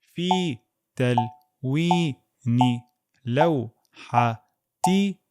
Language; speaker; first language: Arabic; non-native, fluent; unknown